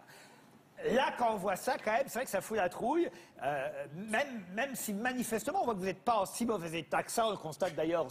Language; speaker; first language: French; native; French